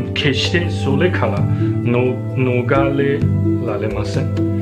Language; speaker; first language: Japanese; non-native, fluent; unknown